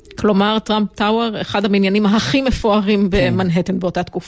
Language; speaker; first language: Hebrew; native; Hebrew